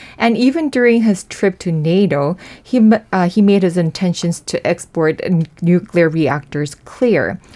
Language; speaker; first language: English; non-native, fluent; Korean